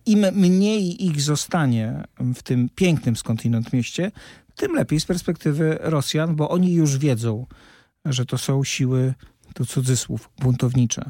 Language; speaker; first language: Polish; native; Polish